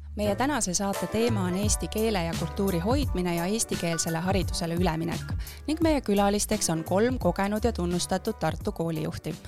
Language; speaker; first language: Estonian; native; Estonian